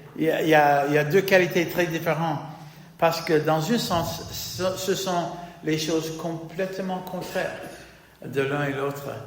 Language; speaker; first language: French; non-native, fluent; English